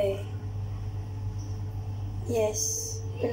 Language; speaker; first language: English; non-native, learner; Filipino